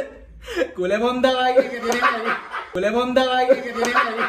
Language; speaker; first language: Spanish; native; Spanish